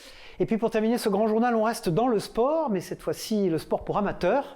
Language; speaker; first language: French; native; French